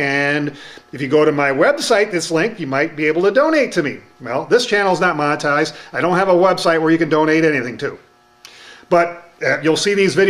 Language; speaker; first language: English; native; English